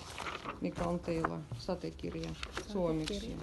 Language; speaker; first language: Finnish; non-native, learner; Russian